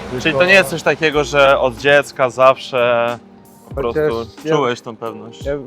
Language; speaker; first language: Polish; native; Polish